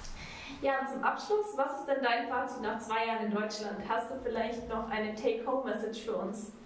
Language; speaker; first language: German; native; German